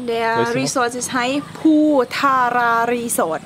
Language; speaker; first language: German; non-native, learner; Thai